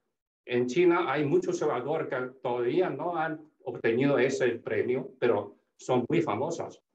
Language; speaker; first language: Spanish; non-native, fluent; Chinese